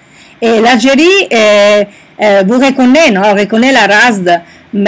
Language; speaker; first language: French; non-native, learner; Italian